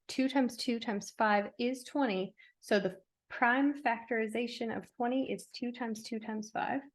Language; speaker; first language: English; native; English